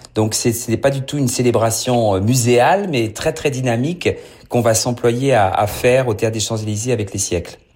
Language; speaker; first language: French; native; French